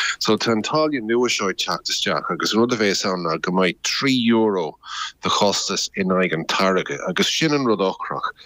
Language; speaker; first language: Irish; native; Irish